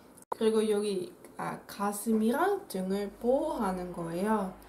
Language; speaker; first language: Korean; non-native, fluent; Dutch